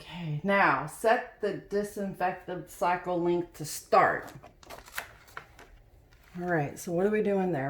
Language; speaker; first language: English; native; English